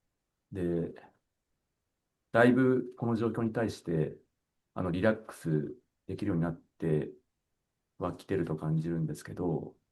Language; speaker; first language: Japanese; native; Japanese